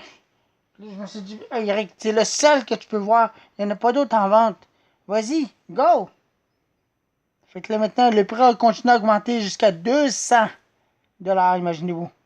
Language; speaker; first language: French; native; French